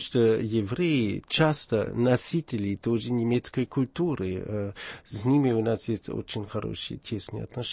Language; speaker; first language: Russian; non-native, fluent; German